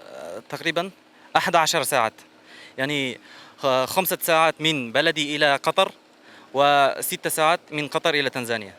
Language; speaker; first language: Arabic; non-native, learner; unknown